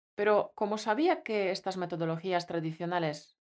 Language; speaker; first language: Spanish; non-native, fluent; Polish